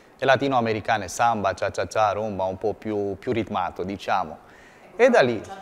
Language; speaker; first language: Italian; non-native, fluent; Romanian